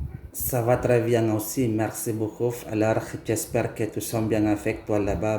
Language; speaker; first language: French; non-native, learner; Indonesian